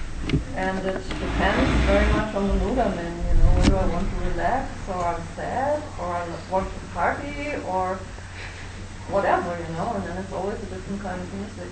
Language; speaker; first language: English; non-native, fluent; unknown